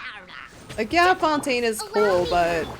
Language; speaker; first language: English; native; English